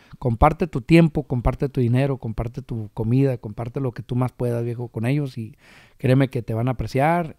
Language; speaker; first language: Spanish; early bilingual, heritage; Spanish